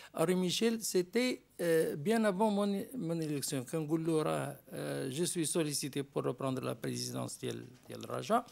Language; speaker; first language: French; non-native, local second language; Arabic